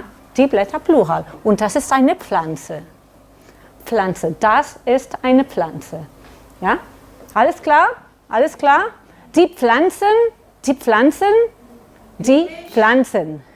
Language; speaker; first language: German; non-native, learner; Catalan